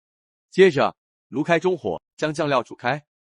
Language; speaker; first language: Chinese; native; Chinese